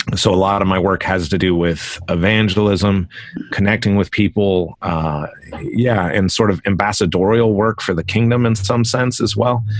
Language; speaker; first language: English; native; English